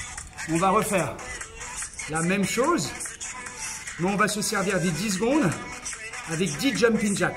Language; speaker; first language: French; native; French